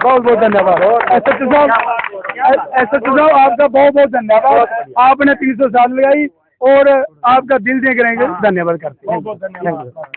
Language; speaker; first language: Hindi; non-native, local second language; Punjabi